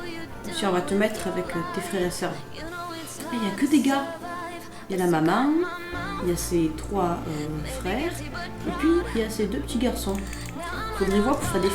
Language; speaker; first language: French; native; French